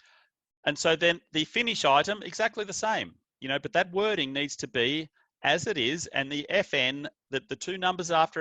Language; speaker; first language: English; native; English